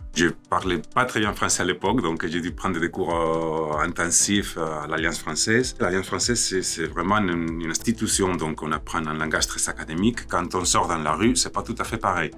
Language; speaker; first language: French; non-native, fluent; Spanish